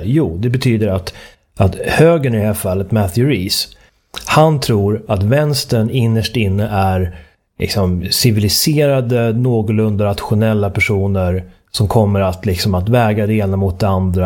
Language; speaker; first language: Swedish; native; Swedish